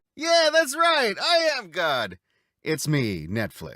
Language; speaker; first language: English; native; English